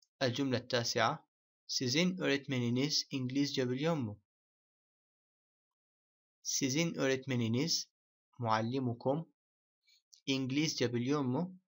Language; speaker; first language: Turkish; non-native, fluent; Arabic